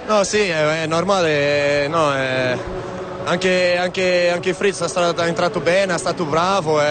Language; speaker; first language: Italian; non-native, learner; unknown